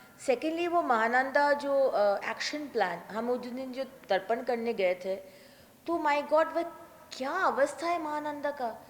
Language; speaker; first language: Hindi; non-native, local second language; Bangla